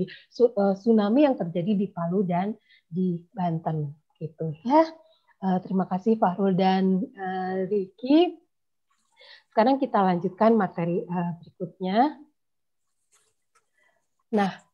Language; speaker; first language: Indonesian; native; Indonesian